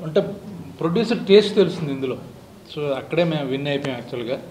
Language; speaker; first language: Telugu; native; Telugu